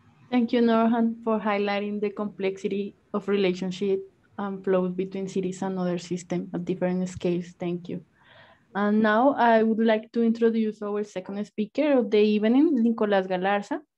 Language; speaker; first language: English; non-native, fluent; Spanish